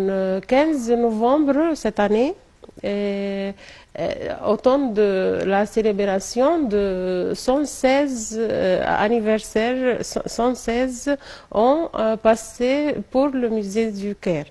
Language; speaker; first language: French; non-native, fluent; Arabic